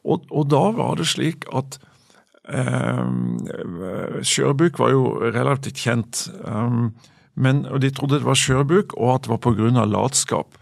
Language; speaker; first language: Norwegian; native; Norwegian